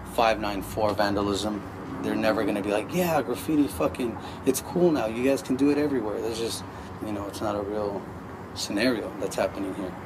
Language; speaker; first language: English; native; English